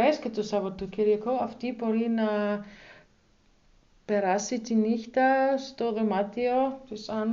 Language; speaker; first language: Greek; non-native, learner; German